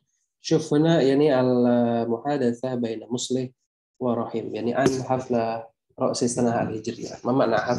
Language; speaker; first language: Arabic; non-native, fluent; Indonesian